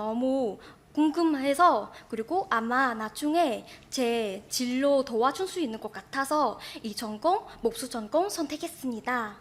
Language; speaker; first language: Korean; non-native, fluent; Vietnamese